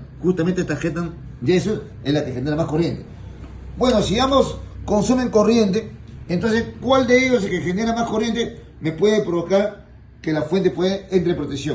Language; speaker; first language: Spanish; native; Spanish